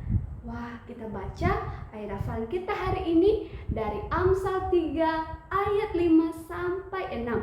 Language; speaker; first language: Indonesian; native; Indonesian